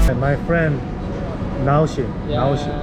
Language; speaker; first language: English; non-native, learner; Korean